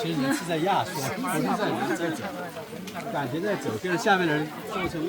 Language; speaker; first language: Chinese; native; Chinese